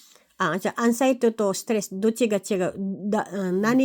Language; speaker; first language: Japanese; non-native, learner; Filipino